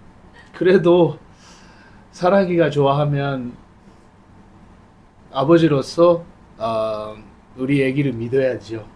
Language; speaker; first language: Korean; early bilingual, heritage; Japanese